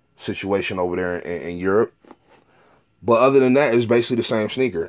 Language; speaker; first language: English; native; English